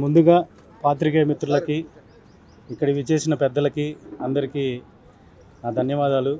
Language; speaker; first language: Telugu; native; Telugu